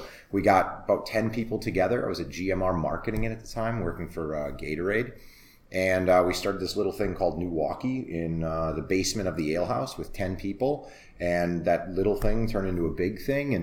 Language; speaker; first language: English; native; English